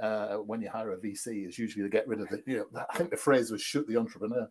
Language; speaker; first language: English; native; English